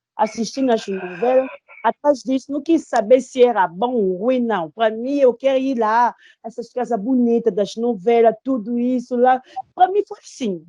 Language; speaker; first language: Portuguese; non-native, fluent; Lingala